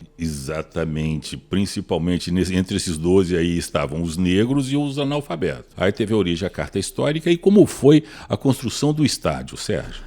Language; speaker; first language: Portuguese; native; Portuguese